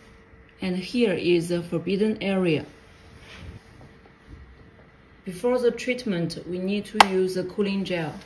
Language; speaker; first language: English; non-native, learner; Chinese